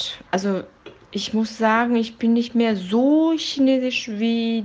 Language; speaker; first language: German; non-native, fluent; Chinese